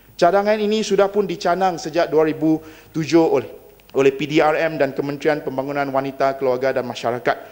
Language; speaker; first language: Malay; non-native, local second language; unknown